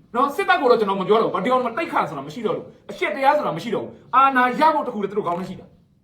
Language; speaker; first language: Burmese; non-native, local second language; Shwe Palaung